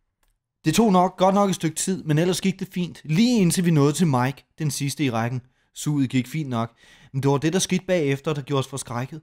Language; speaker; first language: Danish; native; Danish